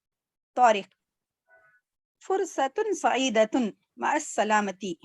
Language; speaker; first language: Arabic; non-native, learner; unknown